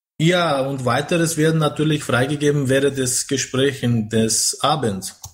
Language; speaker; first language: German; non-native, fluent; Romanian